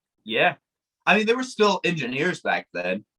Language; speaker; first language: English; native; English